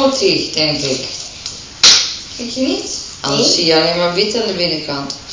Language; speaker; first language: Dutch; native; Dutch